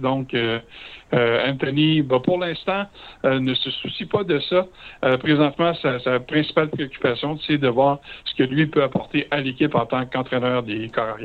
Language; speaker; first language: French; native; French